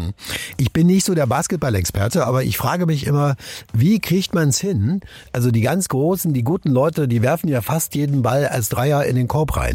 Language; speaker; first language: German; native; German